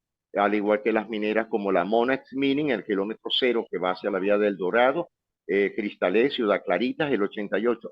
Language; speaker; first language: Spanish; native; Spanish